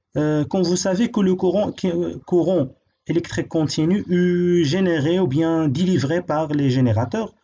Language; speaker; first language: French; non-native, local second language; Arabic